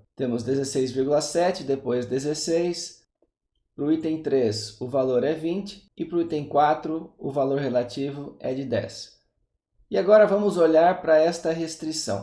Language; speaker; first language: Portuguese; native; Portuguese